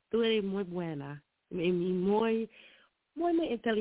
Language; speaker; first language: Spanish; non-native, learner; English